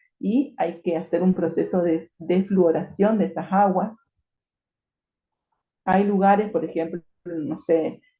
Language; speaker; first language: Spanish; native; Spanish